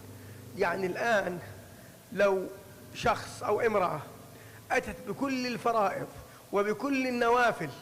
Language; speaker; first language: Arabic; native; Arabic